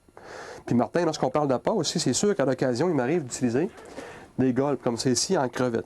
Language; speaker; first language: French; native; French